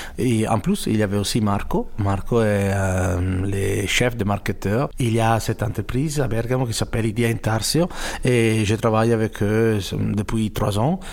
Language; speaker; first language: French; non-native, fluent; Italian